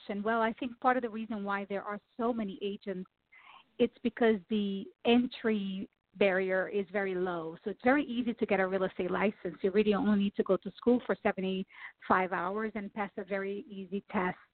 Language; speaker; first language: English; non-native, fluent; Portuguese